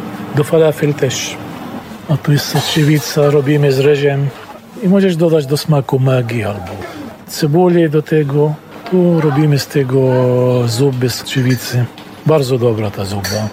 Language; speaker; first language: Polish; non-native, fluent; Arabic